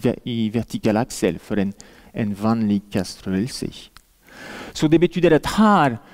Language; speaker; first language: Swedish; non-native, fluent; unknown